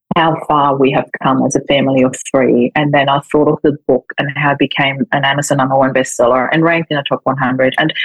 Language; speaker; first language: English; non-native, fluent; German